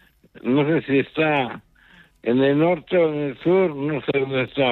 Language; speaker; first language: Spanish; non-native, local second language; Basque